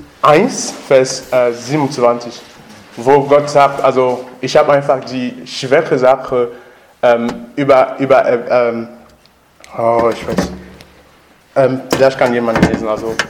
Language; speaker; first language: German; non-native, learner; French